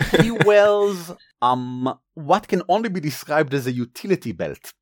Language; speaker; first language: English; non-native, fluent; Hebrew